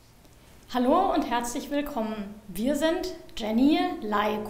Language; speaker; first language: German; native; German